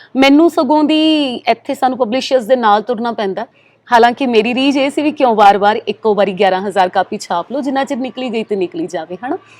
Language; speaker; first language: Punjabi; native; Punjabi